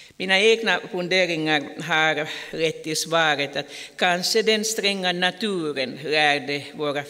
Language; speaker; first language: Swedish; non-native, fluent; Finnish